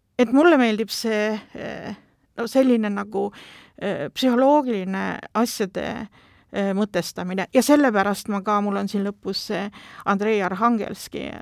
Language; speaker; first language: Estonian; native; Estonian